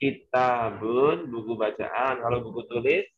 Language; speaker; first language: Indonesian; native; Indonesian